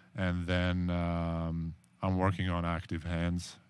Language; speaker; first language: English; non-native, learner; Czech